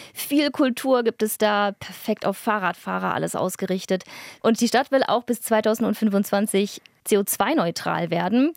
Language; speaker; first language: German; native; German